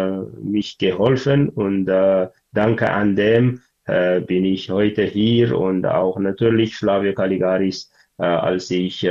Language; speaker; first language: German; non-native, learner; Tigrinya